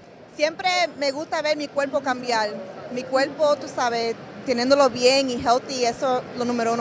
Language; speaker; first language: Spanish; early bilingual, heritage; Spanish